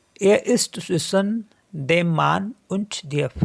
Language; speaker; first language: German; non-native, learner; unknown